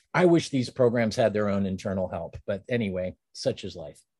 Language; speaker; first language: English; native; English